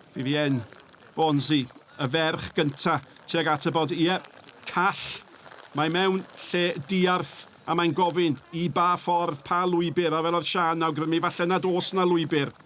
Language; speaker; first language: Welsh; native; Welsh